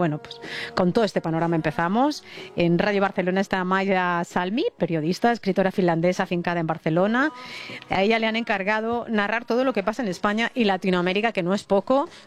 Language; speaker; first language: Spanish; native; Spanish